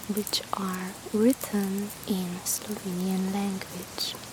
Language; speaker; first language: English; non-native, fluent; Slovenian